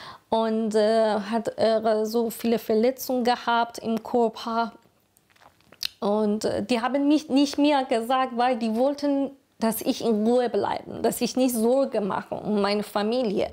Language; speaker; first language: German; non-native, learner; Persian